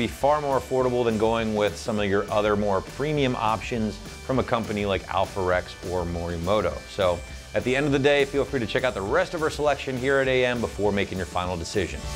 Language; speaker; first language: English; native; English